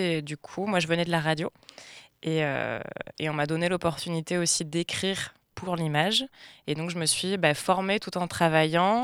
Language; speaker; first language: French; native; French